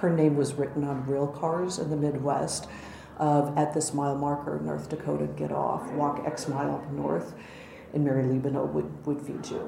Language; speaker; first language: English; native; English